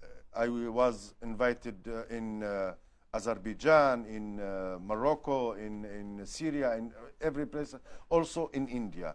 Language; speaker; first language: English; non-native, learner; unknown